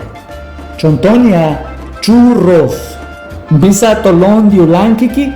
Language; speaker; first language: Indonesian; non-native, learner; Spanish